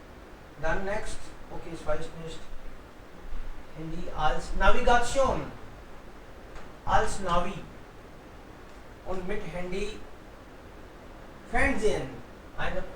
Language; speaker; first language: German; non-native, fluent; Hindi